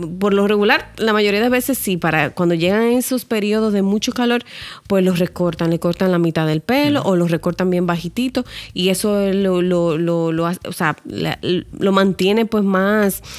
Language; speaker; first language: Spanish; native; Spanish